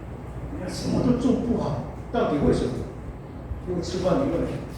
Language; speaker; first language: Chinese; non-native, local second language; Amis